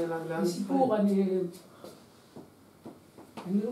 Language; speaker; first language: Hebrew; non-native, fluent; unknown